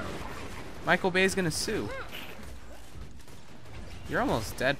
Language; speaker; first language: English; native; English